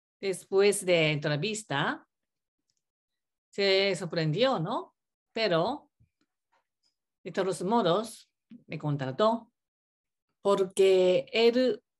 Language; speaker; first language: Spanish; non-native, learner; Japanese